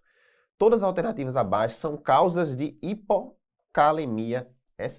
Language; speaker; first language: Portuguese; native; Portuguese